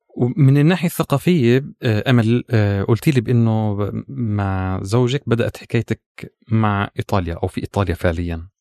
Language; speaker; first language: Arabic; native; Arabic